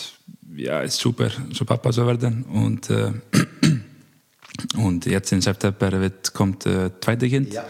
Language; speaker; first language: German; non-native, learner; Icelandic